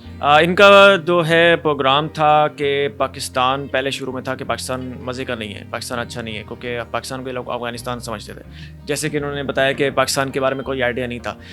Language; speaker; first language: Urdu; non-native, local second language; Punjabi